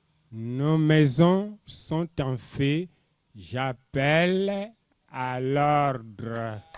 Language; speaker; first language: French; non-native, learner; Lingala